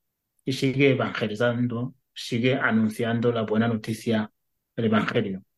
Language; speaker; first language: Spanish; non-native, fluent; Kinyarwanda